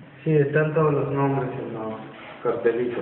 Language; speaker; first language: Spanish; native; Spanish